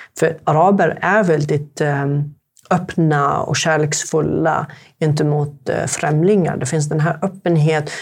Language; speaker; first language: Swedish; non-native, fluent; Arabic